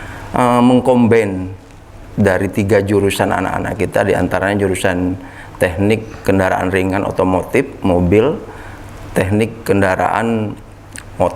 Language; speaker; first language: Indonesian; native; Indonesian